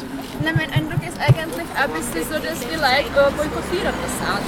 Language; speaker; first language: German; non-native, fluent; Czech